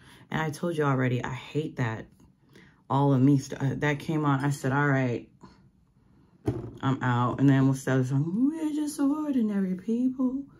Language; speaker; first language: English; native; English